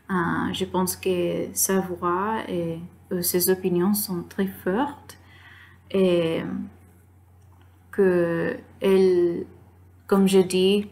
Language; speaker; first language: French; non-native, learner; Spanish